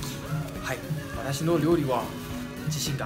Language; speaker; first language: Japanese; non-native, learner; Chinese